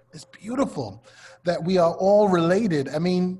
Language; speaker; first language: English; native; English